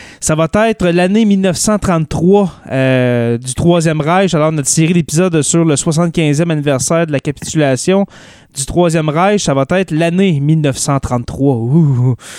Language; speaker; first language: French; native; French